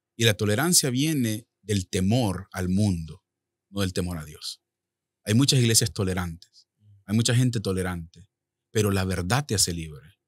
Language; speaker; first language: Spanish; native; Spanish